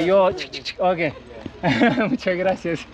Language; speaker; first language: Spanish; non-native, learner; Turkish